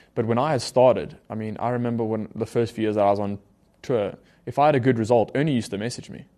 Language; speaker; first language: English; native; English